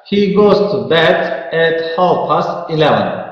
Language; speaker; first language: English; non-native, fluent; Turkish